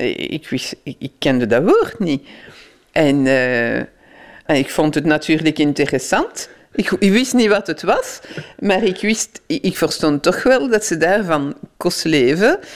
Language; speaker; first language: Dutch; non-native, local second language; French